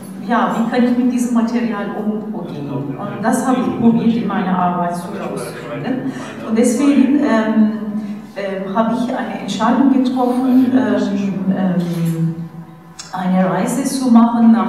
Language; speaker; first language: German; non-native, fluent; Turkish